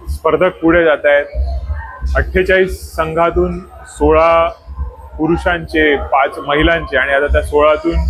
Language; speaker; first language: Marathi; native; Marathi